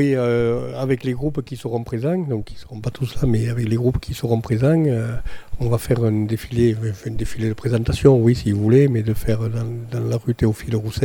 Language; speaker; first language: French; native; French